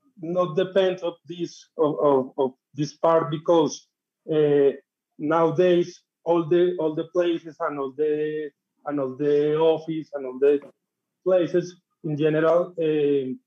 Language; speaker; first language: English; non-native, learner; Spanish